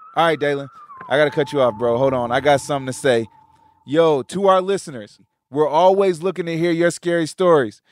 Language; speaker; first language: English; native; English